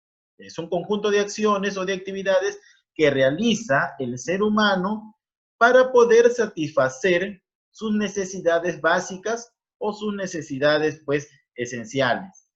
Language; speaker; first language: Spanish; native; Spanish